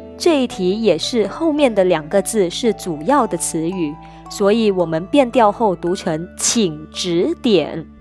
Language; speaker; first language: Chinese; native; Chinese